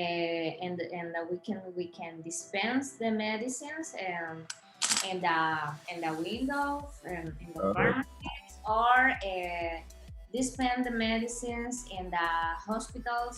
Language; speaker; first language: English; non-native, learner; Spanish